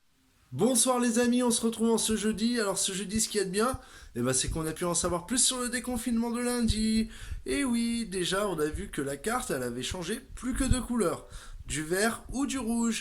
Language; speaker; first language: French; native; French